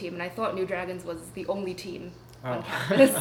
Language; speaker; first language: English; non-native, local second language; Cantonese